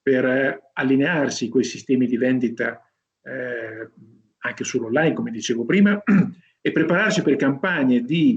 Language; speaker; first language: Italian; native; Italian